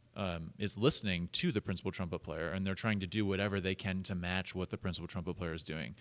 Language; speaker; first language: English; native; English